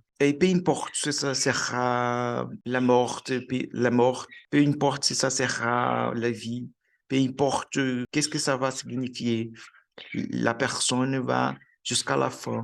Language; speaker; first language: French; non-native, learner; Portuguese